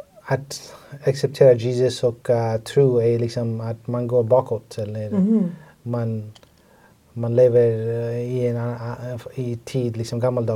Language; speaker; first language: Swedish; non-native, fluent; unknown